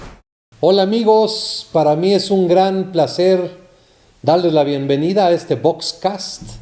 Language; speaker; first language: Spanish; native; Spanish